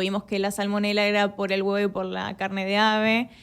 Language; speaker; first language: Spanish; native; Spanish